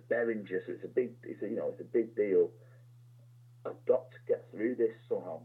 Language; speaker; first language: English; native; English